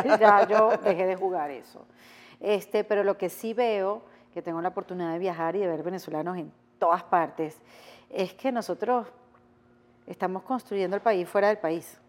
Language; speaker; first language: Spanish; native; Spanish